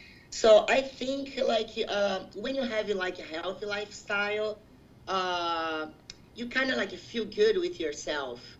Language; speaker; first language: English; non-native, fluent; Portuguese